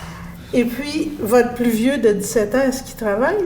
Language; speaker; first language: French; native; French